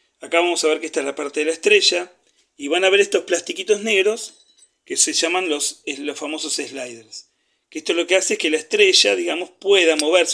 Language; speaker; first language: Spanish; native; Spanish